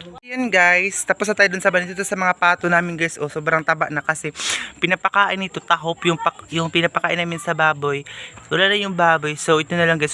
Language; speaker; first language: Filipino; non-native, local second language; Cebuano